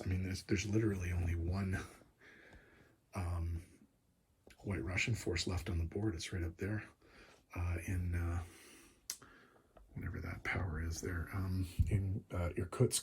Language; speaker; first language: English; native; English